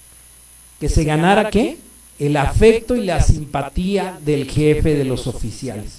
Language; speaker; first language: Spanish; native; Spanish